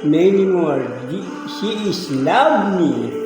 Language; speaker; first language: English; non-native, learner; Filipino